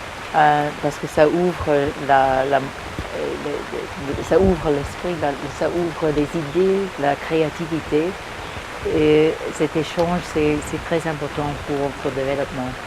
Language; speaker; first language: French; early bilingual, heritage; English